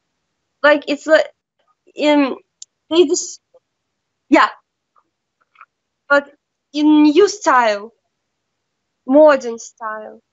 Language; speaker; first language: English; non-native, learner; Russian